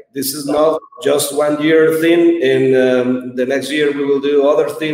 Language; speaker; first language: English; non-native, learner; Spanish